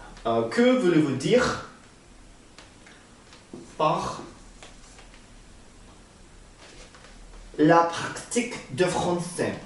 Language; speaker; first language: French; non-native, learner; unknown